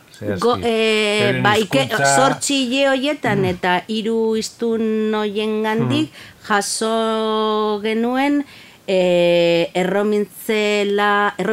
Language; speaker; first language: Basque; native; Basque